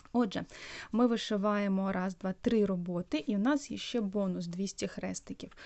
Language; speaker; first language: Ukrainian; non-native, local second language; Russian